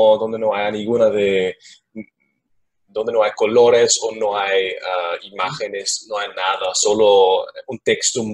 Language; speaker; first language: Spanish; non-native, learner; German